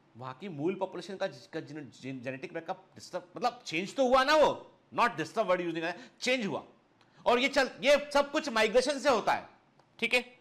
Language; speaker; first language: Hindi; native; Hindi